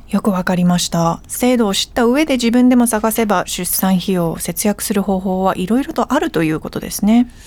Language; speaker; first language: Japanese; early bilingual, heritage; English